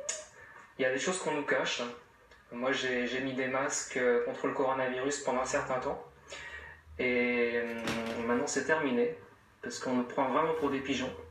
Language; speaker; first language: French; native; French